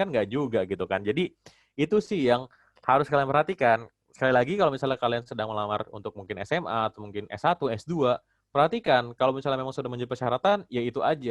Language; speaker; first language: Indonesian; native; Indonesian